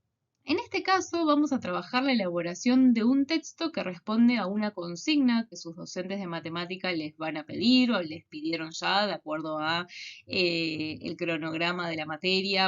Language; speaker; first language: Spanish; native; Spanish